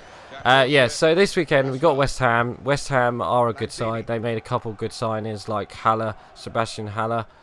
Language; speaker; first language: English; native; English